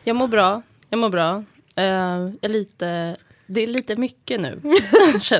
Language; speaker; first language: Swedish; native; Swedish